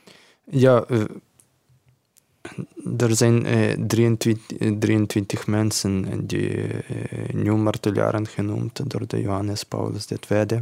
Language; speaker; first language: Dutch; non-native, learner; Ukrainian